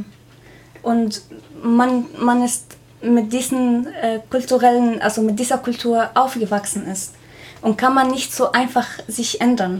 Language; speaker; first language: German; non-native, fluent; Arabic